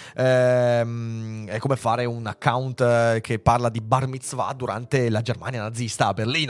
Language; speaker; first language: Italian; native; Italian